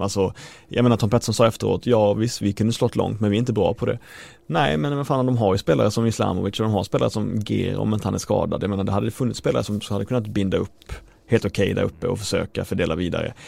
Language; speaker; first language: Swedish; native; Swedish